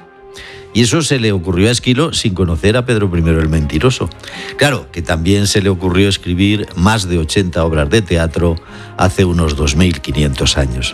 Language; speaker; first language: Spanish; native; Spanish